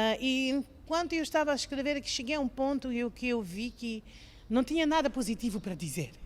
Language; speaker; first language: Portuguese; non-native, fluent; English